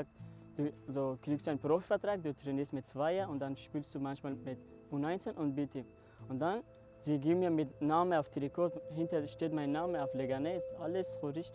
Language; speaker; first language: German; non-native, learner; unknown